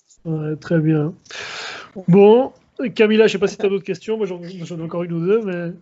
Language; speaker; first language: French; native; French